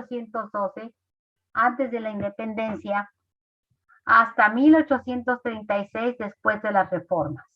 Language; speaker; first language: Spanish; native; Spanish